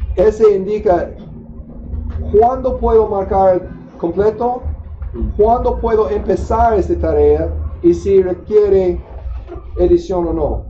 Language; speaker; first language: Spanish; non-native, fluent; English